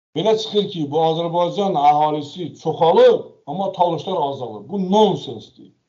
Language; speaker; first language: Azerbaijani; non-native, local second language; Talysh